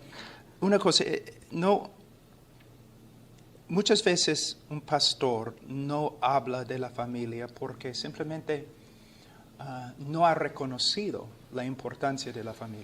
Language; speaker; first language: Spanish; non-native, fluent; English